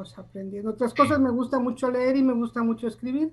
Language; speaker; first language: Spanish; native; Spanish